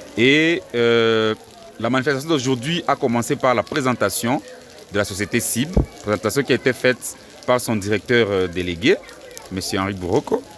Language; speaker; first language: French; non-native, local second language; Swahili